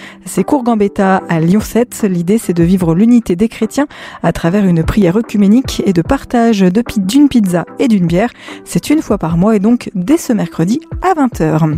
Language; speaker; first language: French; native; French